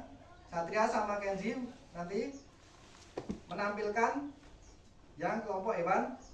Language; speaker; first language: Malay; non-native, local second language; Javanese